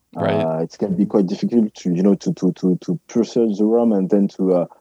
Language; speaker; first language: English; non-native, fluent; French